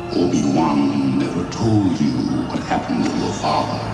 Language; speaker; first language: English; native; English